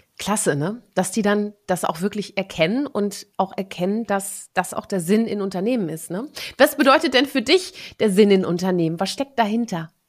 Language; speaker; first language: German; native; German